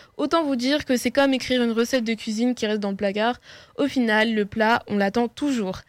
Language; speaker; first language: French; early bilingual, other home language; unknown